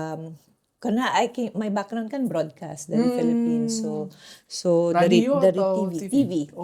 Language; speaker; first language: Indonesian; non-native, fluent; Filipino